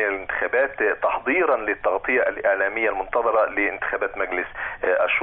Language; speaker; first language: Arabic; native; Arabic